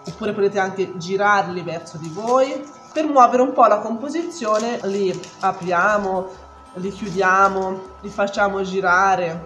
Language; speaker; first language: Italian; native; Italian